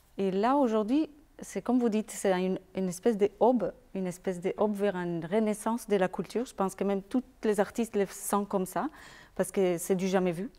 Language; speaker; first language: French; non-native, fluent; Spanish